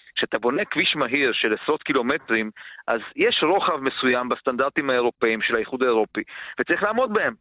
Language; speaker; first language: Hebrew; early bilingual, other home language; Romanian